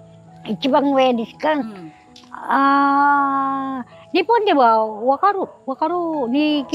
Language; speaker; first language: Japanese; non-native, learner; Filipino